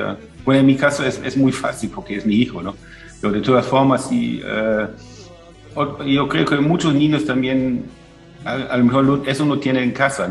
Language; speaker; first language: Spanish; non-native, fluent; German